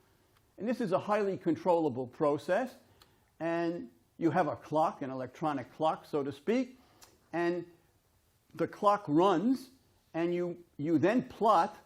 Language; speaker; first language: English; native; English